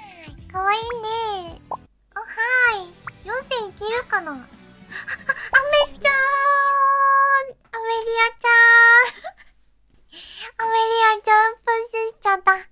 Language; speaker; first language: Japanese; native; Japanese